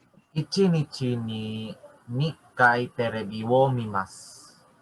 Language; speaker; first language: Japanese; non-native, learner; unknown